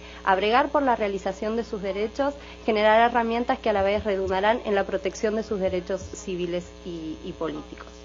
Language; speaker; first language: Spanish; native; Spanish